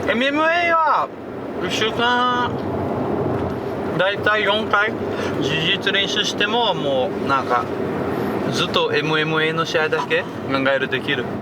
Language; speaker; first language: Japanese; non-native, learner; Portuguese